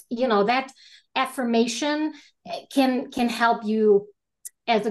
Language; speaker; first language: English; non-native, fluent; German